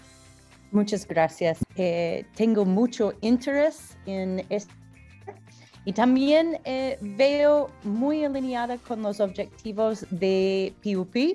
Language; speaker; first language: Spanish; non-native, fluent; English